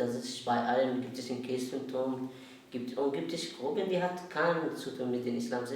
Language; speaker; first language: German; non-native, learner; Arabic